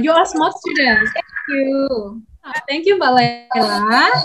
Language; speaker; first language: English; non-native, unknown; Indonesian